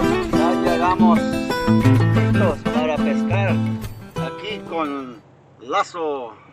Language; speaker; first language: Spanish; early bilingual, heritage; Spanish